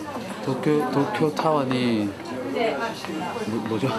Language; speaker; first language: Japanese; non-native, learner; Korean